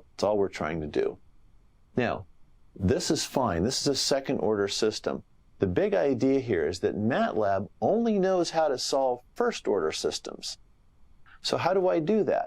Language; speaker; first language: English; native; English